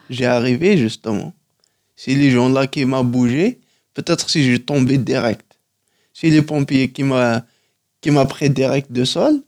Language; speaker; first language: French; non-native, local second language; Kabyle